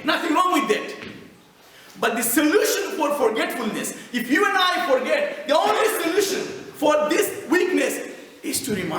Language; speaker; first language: English; non-native, fluent; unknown